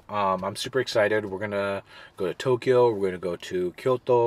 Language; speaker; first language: English; native; English